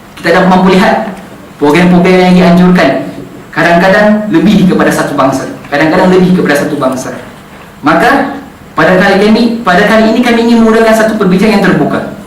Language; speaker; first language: Malay; non-native, local second language; Central Dusun